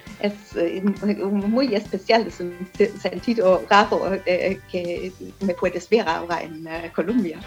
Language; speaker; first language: Spanish; non-native, learner; German